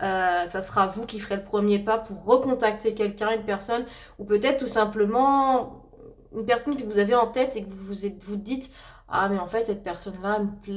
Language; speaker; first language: French; native; French